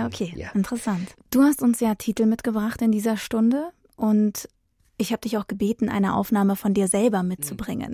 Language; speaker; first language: German; native; German